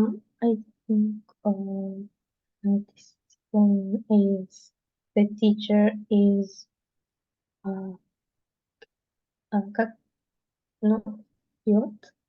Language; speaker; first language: English; non-native, learner; Russian